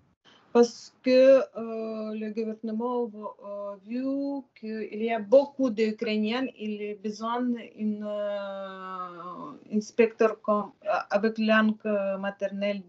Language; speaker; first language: French; non-native, learner; Ukrainian